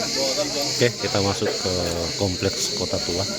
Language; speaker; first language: Indonesian; native; Indonesian